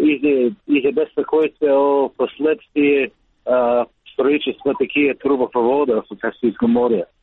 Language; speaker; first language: Russian; non-native, learner; English